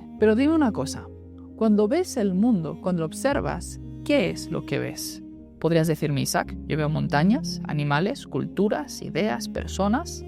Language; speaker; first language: Spanish; native; Spanish